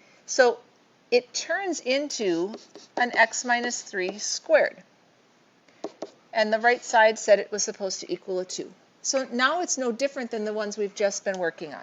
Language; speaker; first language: English; native; English